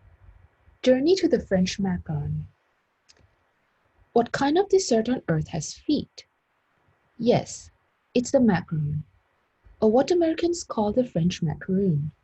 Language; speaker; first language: English; non-native, fluent; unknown